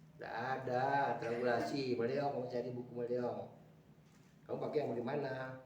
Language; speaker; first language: Indonesian; native; Indonesian